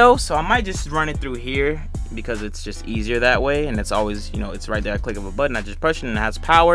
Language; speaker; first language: English; native; English